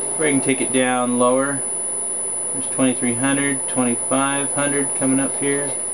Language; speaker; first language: English; native; English